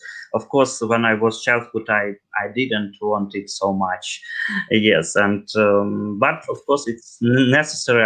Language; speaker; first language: English; non-native, learner; Russian